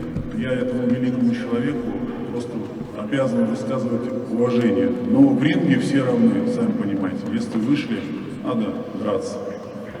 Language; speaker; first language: Russian; native; Russian